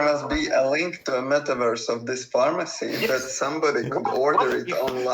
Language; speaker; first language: English; non-native, fluent; Russian